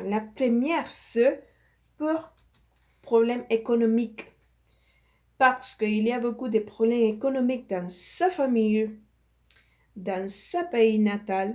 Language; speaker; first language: French; non-native, learner; Spanish